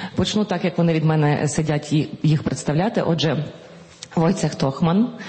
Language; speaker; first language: Ukrainian; native; Ukrainian